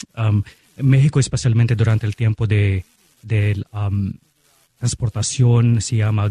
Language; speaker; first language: Spanish; non-native, fluent; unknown